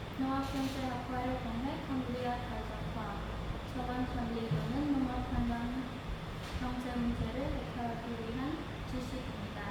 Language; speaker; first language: Korean; non-native, learner; Khmer